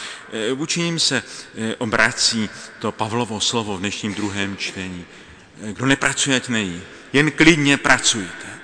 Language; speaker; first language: Czech; native; Czech